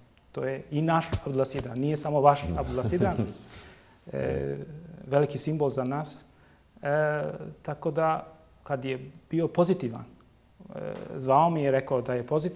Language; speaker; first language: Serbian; non-native, local second language; Turkish